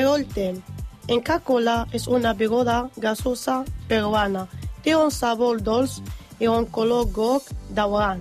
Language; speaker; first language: Catalan; non-native, learner; Arabic